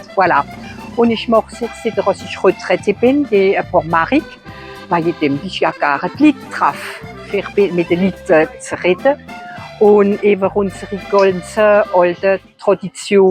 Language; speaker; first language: German; non-native, local second language; Swiss German